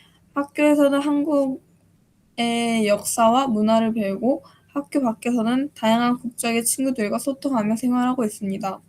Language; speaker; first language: Korean; early bilingual, heritage; Korean